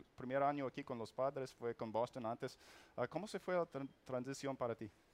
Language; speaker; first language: Spanish; non-native, learner; English